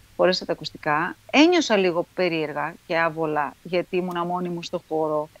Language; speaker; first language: Greek; native; Greek